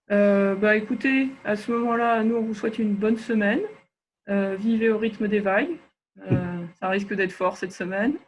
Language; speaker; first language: French; native; French